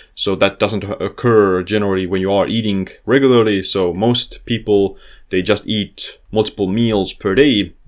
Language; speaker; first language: English; non-native, fluent; Estonian